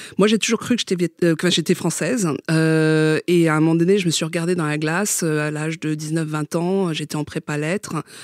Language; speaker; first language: French; early bilingual, other home language; Vietnamese